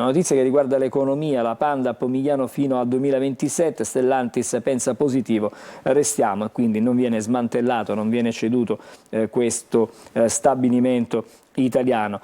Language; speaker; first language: Italian; native; Italian